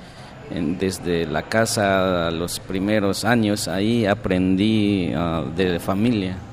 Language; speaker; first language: Spanish; non-native, local second language; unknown